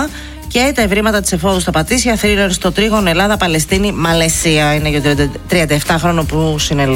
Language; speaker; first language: Greek; native; Greek